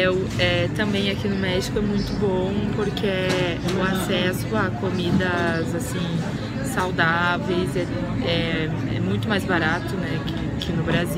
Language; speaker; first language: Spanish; non-native, learner; Portuguese